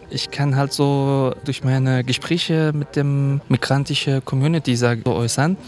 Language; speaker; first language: German; non-native, fluent; Kurdish